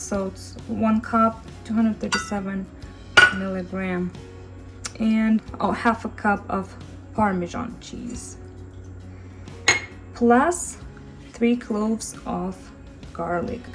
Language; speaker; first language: English; non-native, fluent; Russian